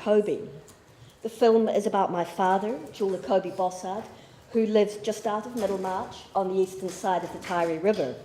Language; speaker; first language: English; native; English